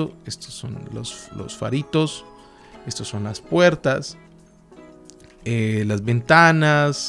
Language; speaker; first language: Spanish; native; Spanish